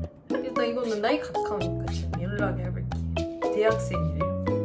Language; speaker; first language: Korean; non-native, fluent; Japanese